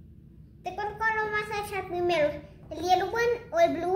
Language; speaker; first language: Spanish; early bilingual, heritage; English